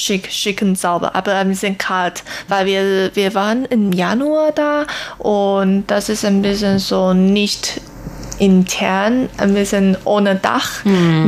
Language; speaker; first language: German; non-native, learner; Chinese